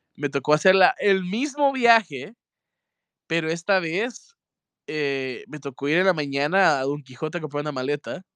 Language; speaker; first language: Spanish; native; Spanish